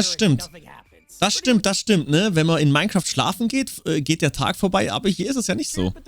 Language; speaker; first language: German; native; German